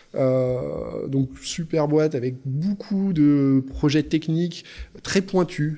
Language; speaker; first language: French; native; French